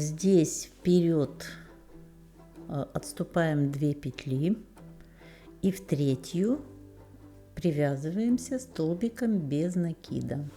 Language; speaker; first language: Russian; native; Russian